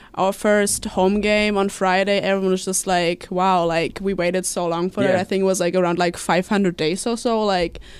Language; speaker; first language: English; non-native, fluent; German